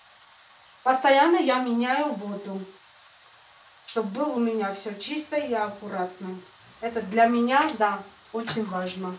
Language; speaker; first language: Russian; non-native, fluent; Armenian